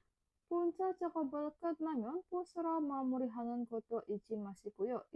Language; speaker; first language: Korean; non-native, fluent; Indonesian